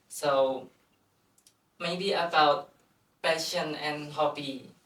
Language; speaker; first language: English; non-native, fluent; Indonesian